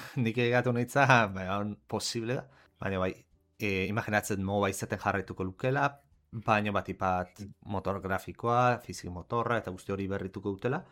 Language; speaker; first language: Basque; native; Basque